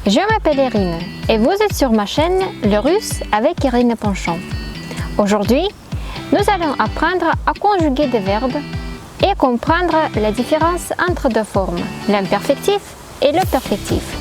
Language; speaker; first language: French; non-native, fluent; Russian